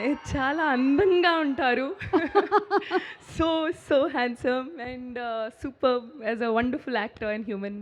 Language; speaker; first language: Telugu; non-native, learner; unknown